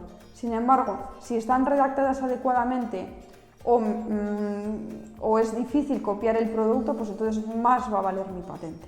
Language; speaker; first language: Spanish; native; Spanish